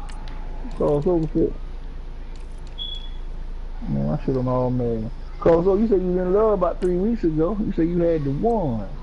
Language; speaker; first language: English; native; English